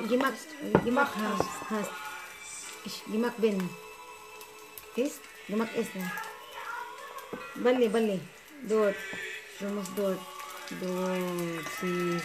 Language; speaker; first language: German; non-native, learner; Cebuano